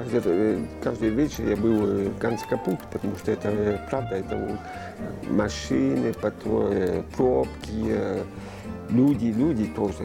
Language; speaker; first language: Russian; early bilingual, heritage; Russian